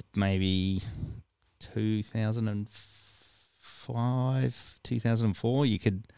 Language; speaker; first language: English; native; English